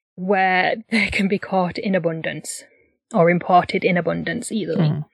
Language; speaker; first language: English; native; English